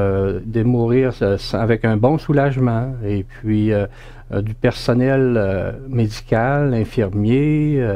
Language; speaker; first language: French; native; French